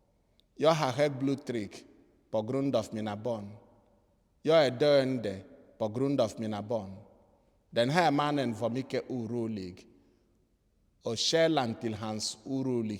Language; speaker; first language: Swedish; non-native, fluent; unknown